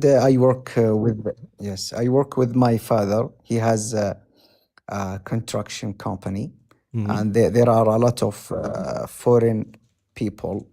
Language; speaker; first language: English; non-native, learner; Arabic